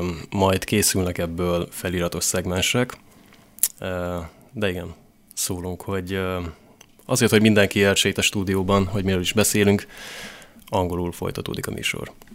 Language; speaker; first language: Hungarian; native; Hungarian